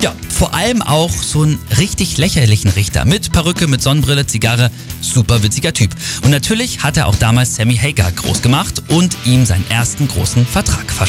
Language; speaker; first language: German; native; German